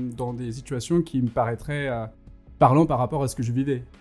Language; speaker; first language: French; non-native, fluent; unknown